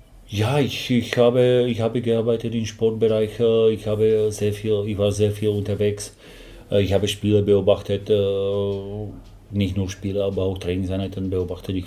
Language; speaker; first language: German; non-native, fluent; Slovak